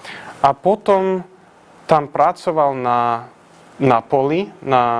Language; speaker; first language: Slovak; non-native, fluent; Swedish